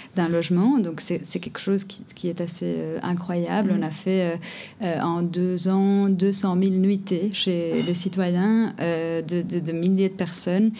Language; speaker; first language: French; non-native, fluent; Portuguese